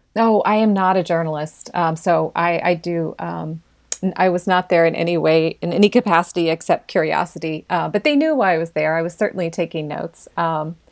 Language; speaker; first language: English; native; English